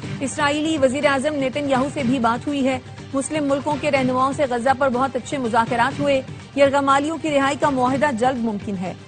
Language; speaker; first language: Urdu; native; Urdu